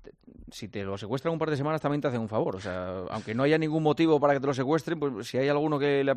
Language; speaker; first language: Spanish; native; Spanish